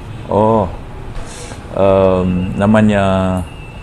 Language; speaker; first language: Indonesian; non-native, fluent; Fijian